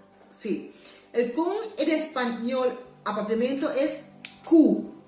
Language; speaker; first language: Spanish; non-native, fluent; Papiamento